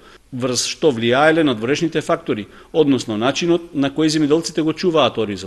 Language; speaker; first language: Macedonian; native; Macedonian